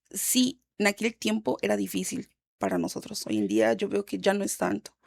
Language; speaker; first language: Spanish; early bilingual, heritage; Spanish